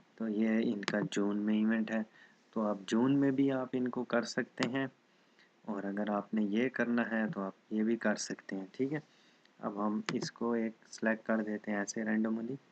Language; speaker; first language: Urdu; non-native, local second language; Saraiki